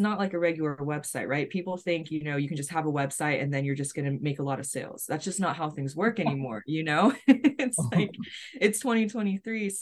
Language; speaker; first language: English; native; English